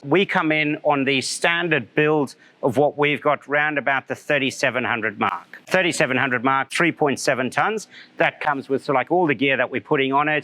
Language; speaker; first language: English; native; English